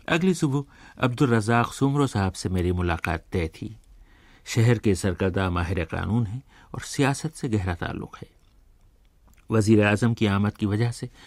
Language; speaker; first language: Urdu; native; Urdu